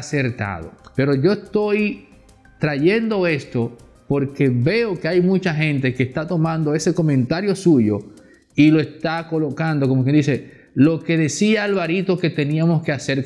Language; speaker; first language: Spanish; native; Spanish